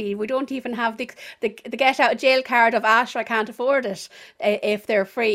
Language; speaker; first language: English; native; English